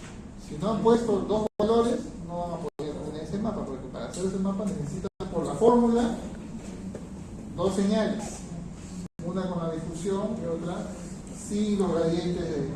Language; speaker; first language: Spanish; native; Spanish